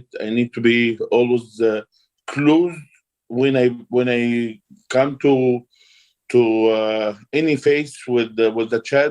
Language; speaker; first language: English; non-native, learner; Arabic